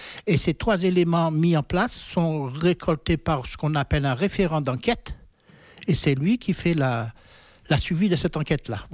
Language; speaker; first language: French; native; French